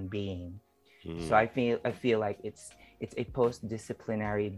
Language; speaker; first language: English; non-native, local second language; Filipino